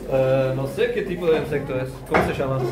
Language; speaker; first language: Spanish; non-native, fluent; German